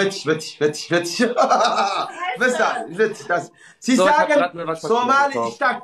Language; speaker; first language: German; non-native, learner; Somali